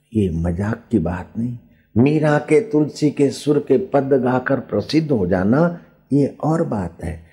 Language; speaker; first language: Hindi; non-native, local second language; Sindhi